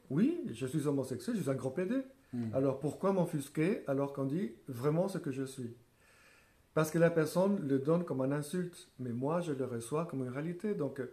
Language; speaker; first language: French; non-native, fluent; Spanish